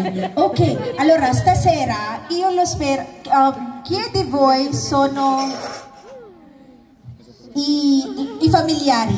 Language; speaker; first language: Italian; non-native, learner; Filipino